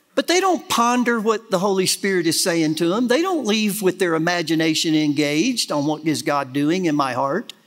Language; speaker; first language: English; native; English